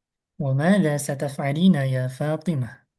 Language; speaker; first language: Arabic; non-native, fluent; Indonesian